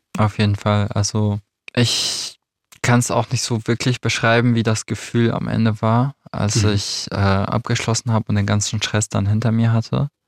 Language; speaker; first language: German; non-native, fluent; Arabic